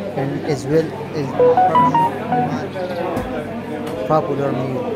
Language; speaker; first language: English; non-native, fluent; Pashto